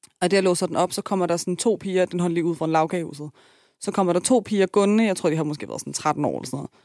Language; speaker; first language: Danish; native; Danish